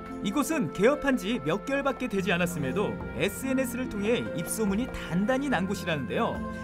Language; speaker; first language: Korean; native; Korean